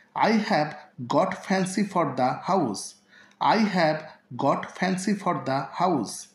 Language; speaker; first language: English; non-native, local second language; Bangla